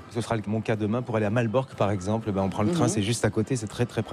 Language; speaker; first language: French; native; French